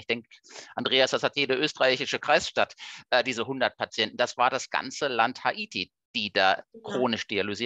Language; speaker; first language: German; native; German